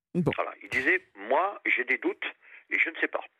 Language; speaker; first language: French; native; French